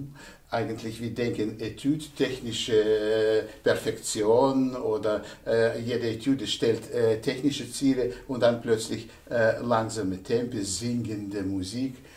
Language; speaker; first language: German; non-native, fluent; Russian